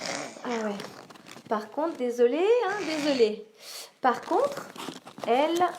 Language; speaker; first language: French; native; French